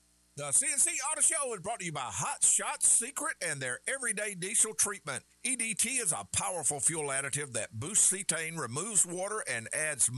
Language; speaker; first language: English; native; English